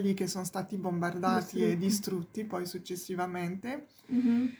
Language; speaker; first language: Italian; non-native, fluent; French